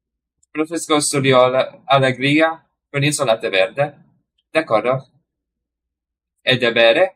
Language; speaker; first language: Italian; non-native, learner; English